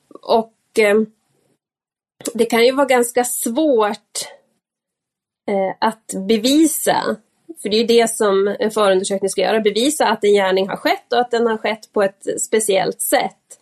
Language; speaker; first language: Swedish; native; Swedish